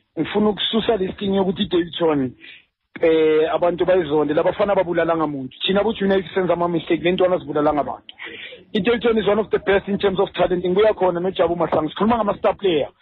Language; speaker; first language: Zulu; native; Zulu